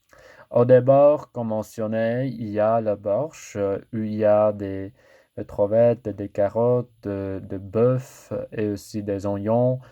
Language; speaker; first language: French; non-native, learner; English